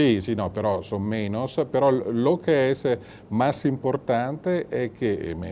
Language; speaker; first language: Spanish; non-native, fluent; Italian